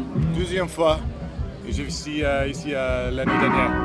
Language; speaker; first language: French; non-native, learner; English